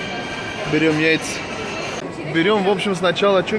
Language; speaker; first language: Russian; non-native, local second language; Tatar